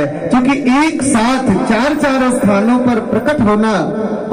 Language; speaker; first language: Hindi; native; Hindi